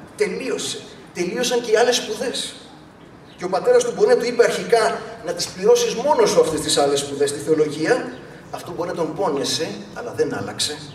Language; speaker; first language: Greek; early bilingual, other home language; English